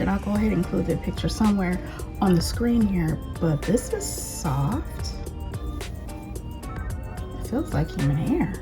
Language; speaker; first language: English; native; English